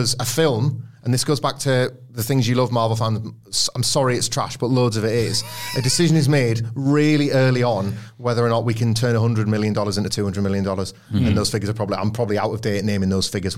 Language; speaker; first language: English; native; English